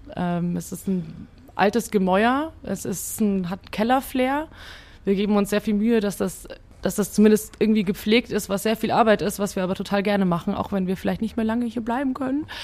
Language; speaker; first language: German; early bilingual, other home language; Hungarian